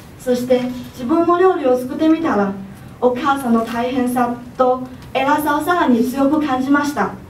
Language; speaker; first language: Japanese; non-native, fluent; Chinese